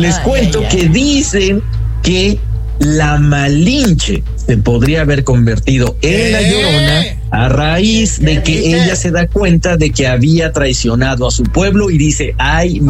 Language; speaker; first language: Spanish; native; Spanish